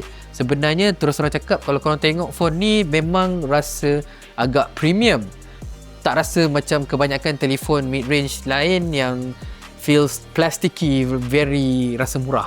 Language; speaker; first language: Malay; native; Malay